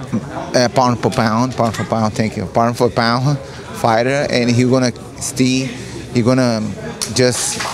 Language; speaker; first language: English; non-native, learner; Portuguese